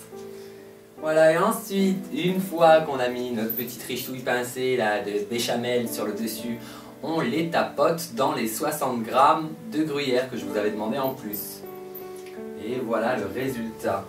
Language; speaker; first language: French; native; French